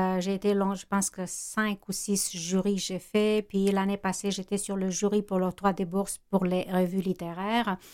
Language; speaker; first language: French; non-native, fluent; Romanian